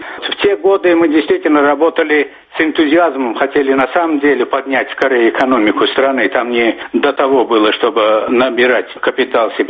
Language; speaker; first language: Russian; non-native, local second language; Turkmen